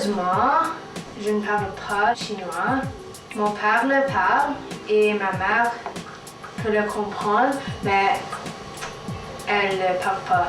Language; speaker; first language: French; non-native, local second language; English